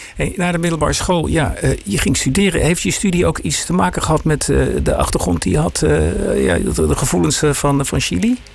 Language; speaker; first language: Dutch; native; Dutch